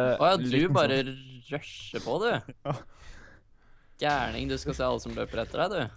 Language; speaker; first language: Norwegian; native; Norwegian